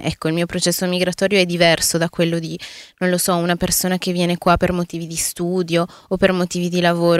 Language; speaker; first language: Italian; early bilingual, other home language; Spanish